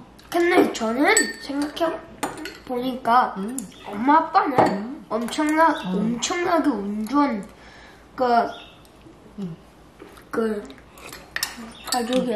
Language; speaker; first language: Korean; early bilingual, heritage; Korean